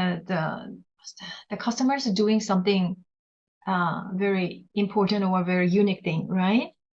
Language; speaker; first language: English; non-native, learner; Korean